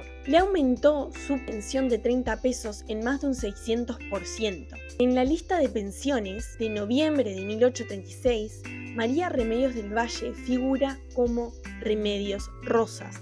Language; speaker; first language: Spanish; native; Spanish